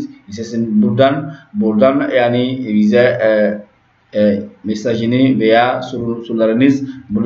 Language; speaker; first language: Turkish; non-native, learner; French